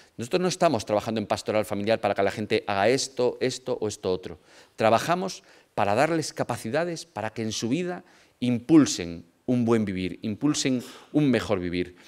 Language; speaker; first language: Spanish; native; Spanish